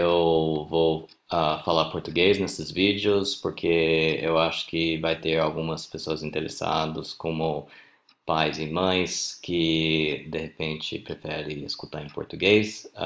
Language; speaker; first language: Portuguese; non-native, fluent; English